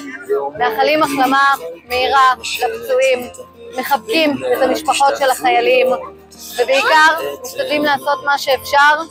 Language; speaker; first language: Hebrew; native; Hebrew